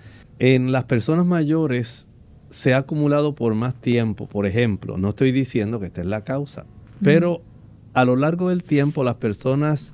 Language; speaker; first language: Spanish; native; Spanish